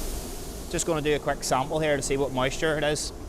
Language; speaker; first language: English; native; English